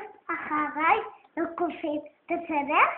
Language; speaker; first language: Hebrew; early bilingual, other home language; Russian